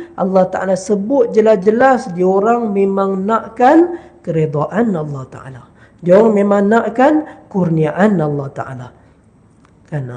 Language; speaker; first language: Malay; native; Malay